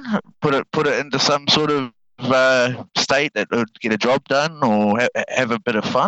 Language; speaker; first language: English; native; English